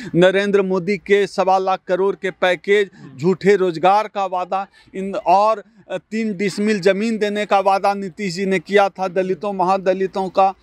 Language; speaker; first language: Hindi; native; Hindi